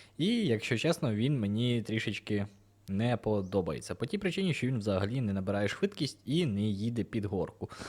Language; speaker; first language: Ukrainian; non-native, local second language; Russian